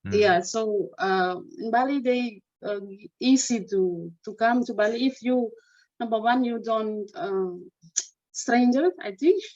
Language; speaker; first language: English; non-native, learner; Indonesian